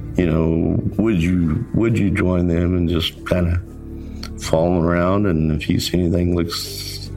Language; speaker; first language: English; native; English